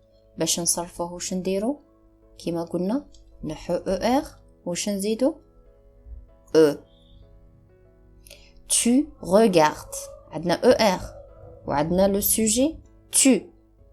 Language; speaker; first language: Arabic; native; Arabic